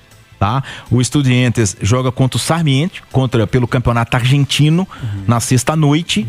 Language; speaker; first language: Portuguese; native; Portuguese